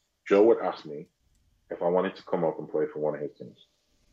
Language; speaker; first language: English; native; English